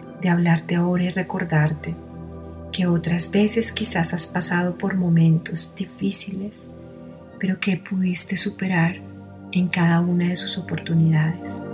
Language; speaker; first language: Spanish; native; Spanish